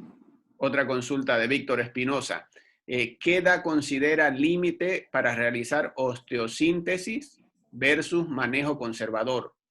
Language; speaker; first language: Spanish; native; Spanish